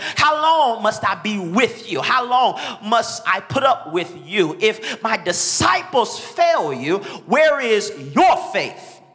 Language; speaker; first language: English; native; English